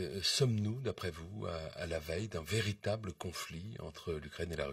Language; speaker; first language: French; native; French